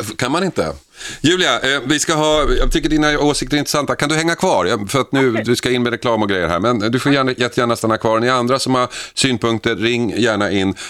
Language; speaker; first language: Swedish; native; Swedish